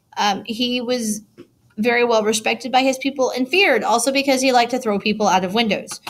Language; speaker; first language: English; native; English